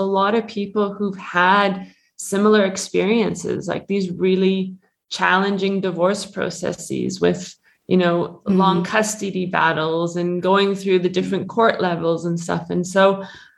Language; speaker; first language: English; native; English